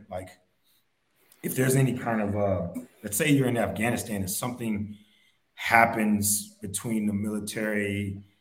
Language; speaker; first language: English; native; English